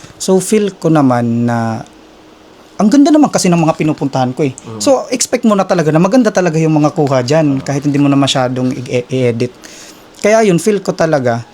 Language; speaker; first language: Filipino; non-native, local second language; Waray